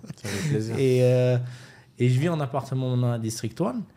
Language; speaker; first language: French; native; French